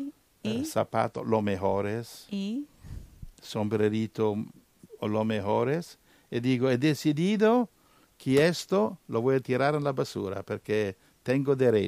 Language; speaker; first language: Spanish; non-native, learner; Italian